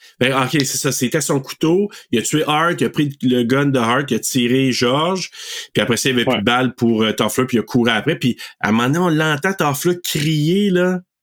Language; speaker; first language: French; native; French